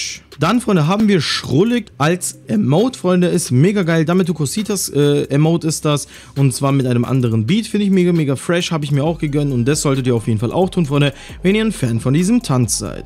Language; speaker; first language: German; native; German